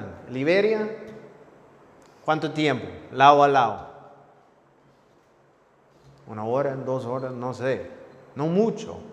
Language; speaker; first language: Spanish; non-native, fluent; English